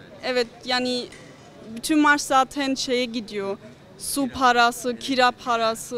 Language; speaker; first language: Turkish; early bilingual, other home language; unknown